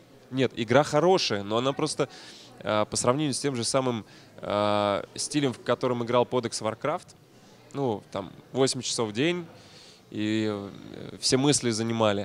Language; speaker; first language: Russian; native; Russian